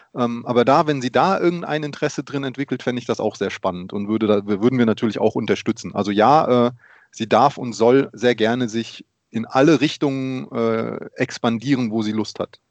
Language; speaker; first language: German; early bilingual, other home language; Polish